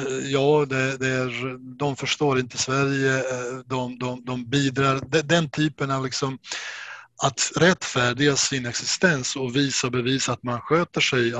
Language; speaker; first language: Swedish; non-native, fluent; Bosnian